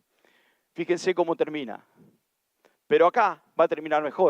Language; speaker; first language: Spanish; native; Spanish